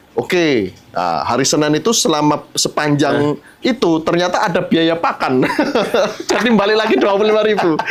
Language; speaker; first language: Indonesian; native; Indonesian